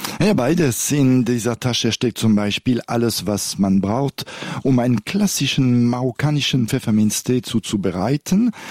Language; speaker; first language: German; non-native, local second language; French